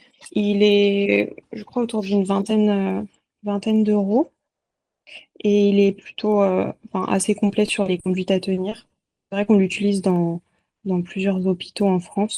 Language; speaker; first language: French; native; French